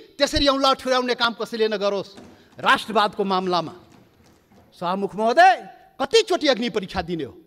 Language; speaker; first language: Nepali; non-native, local second language; Maithili